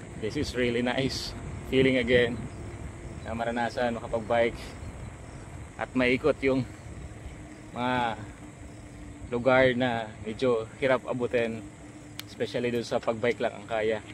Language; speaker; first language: Filipino; non-native, local second language; Bikol